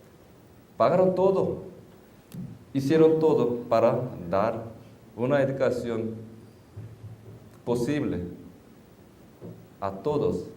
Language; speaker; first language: Spanish; non-native, fluent; Korean